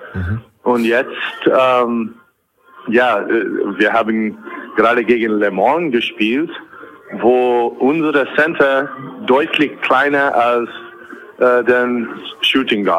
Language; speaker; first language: German; non-native, fluent; English